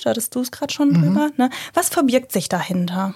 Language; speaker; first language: German; native; German